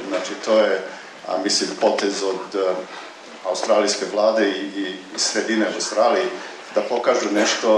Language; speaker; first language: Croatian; early bilingual, heritage; Serbian